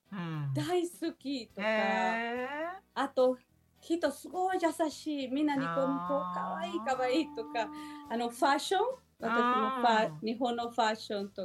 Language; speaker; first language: Japanese; non-native, learner; Spanish